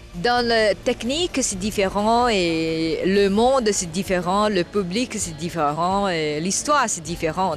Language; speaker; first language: French; non-native, fluent; Chinese